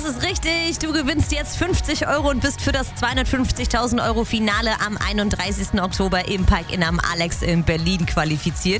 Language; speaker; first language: German; native; German